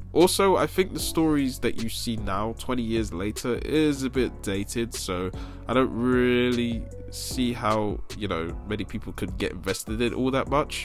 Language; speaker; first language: English; native; English